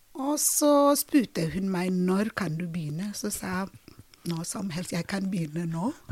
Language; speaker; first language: Norwegian; non-native, fluent; Ibibio